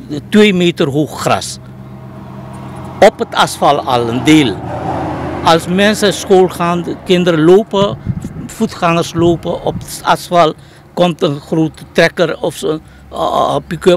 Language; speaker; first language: Dutch; non-native, local second language; Caribbean Hindustani